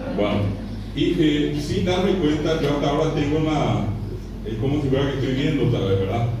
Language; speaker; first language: Spanish; non-native, local second language; Guarani